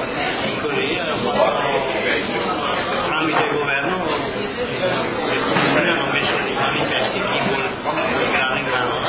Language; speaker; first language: Italian; non-native, local second language; Friulian